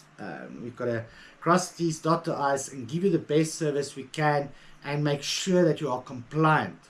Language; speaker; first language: English; native; English